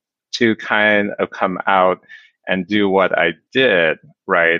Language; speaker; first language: English; native; English